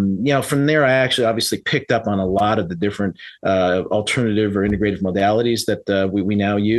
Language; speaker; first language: English; native; English